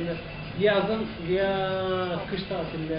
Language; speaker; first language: Turkish; non-native, local second language; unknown